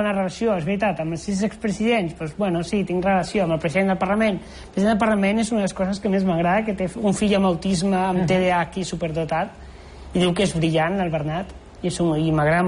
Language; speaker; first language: Catalan; native; Catalan